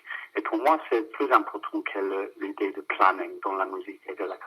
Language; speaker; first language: French; non-native, fluent; English